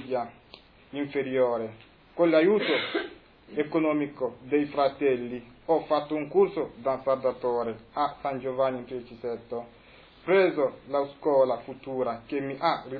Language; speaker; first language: Italian; non-native, fluent; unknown